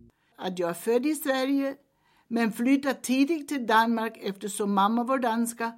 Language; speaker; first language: Swedish; early bilingual, heritage; Swedish